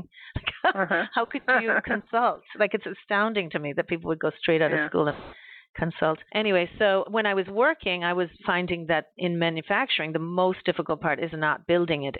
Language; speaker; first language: English; native; English